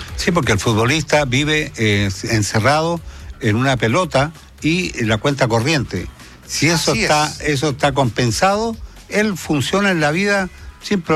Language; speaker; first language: Spanish; native; Spanish